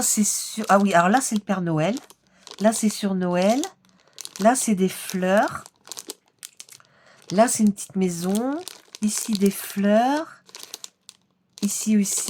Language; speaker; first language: French; native; French